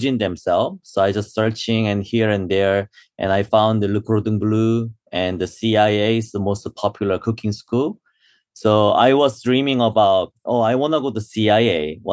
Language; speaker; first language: English; non-native, learner; Korean